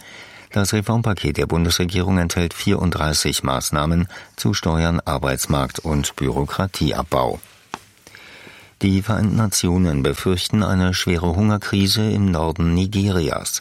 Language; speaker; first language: German; native; German